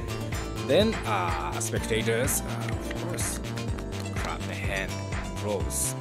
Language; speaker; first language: English; non-native, learner; Japanese